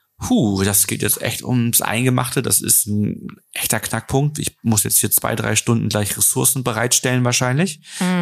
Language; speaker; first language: German; native; German